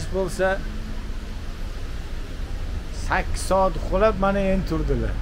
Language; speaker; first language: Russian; non-native, local second language; Uzbek